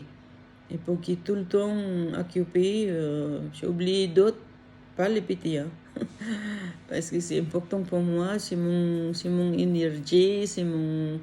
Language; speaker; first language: French; non-native, learner; Filipino